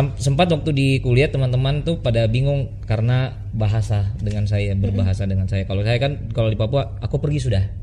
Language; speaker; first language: Indonesian; native; Indonesian